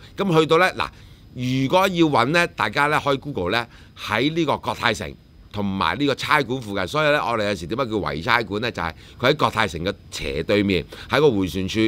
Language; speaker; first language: Cantonese; native; Cantonese